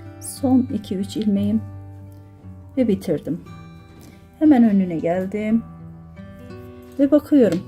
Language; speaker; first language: Turkish; native; Turkish